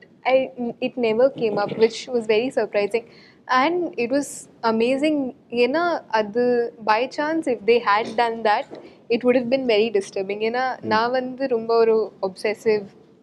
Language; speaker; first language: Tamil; non-native, learner; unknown